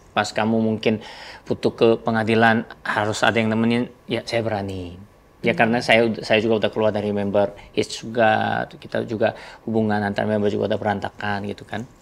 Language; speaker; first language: Indonesian; non-native, fluent; Korean